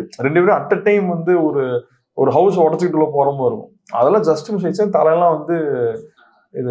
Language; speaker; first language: Tamil; native; Tamil